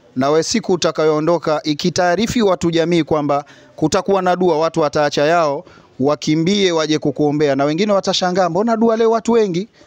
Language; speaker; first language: Swahili; native; Swahili